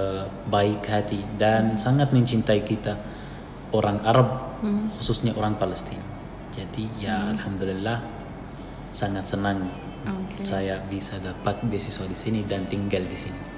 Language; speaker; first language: Indonesian; non-native, fluent; Arabic